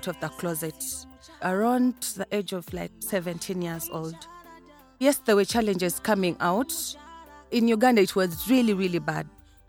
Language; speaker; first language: English; non-native, local second language; Ganda